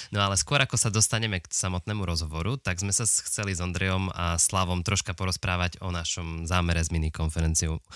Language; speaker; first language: Slovak; native; Slovak